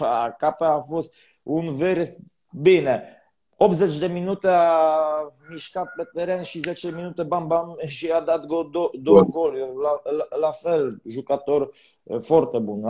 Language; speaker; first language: Romanian; non-native, learner; Polish